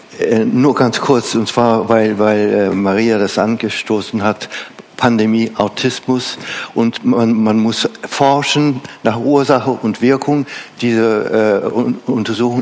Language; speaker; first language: German; non-native, fluent; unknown